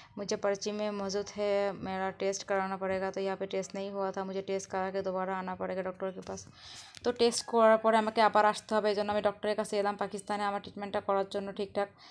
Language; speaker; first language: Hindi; non-native, learner; Bangla